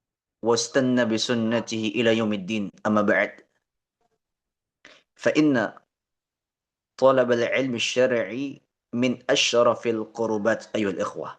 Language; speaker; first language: Arabic; non-native, fluent; Indonesian